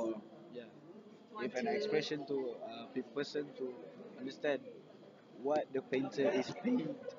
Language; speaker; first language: English; non-native, learner; Malay